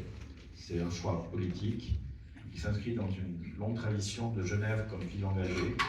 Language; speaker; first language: French; native; French